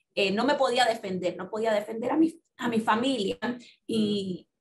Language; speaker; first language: Spanish; native; Spanish